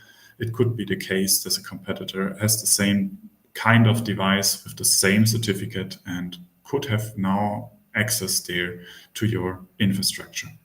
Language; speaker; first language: English; non-native, fluent; German